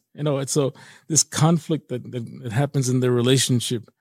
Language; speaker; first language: English; native; English